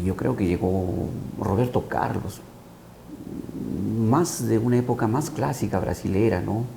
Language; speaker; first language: Portuguese; non-native, learner; Spanish